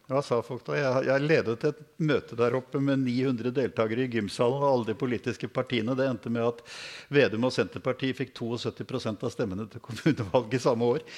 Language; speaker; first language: Norwegian; native; Norwegian